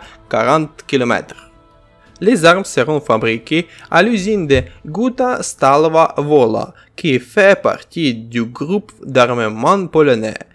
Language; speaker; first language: French; non-native, fluent; Ukrainian